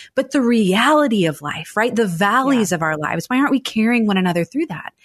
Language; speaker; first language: English; native; English